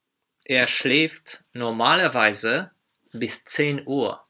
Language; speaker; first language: German; non-native, fluent; Polish